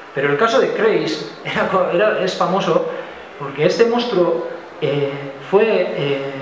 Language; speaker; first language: Spanish; non-native, local second language; Basque